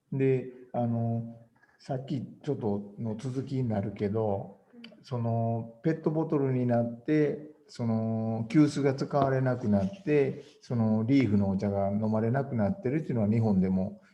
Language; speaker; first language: Japanese; native; Japanese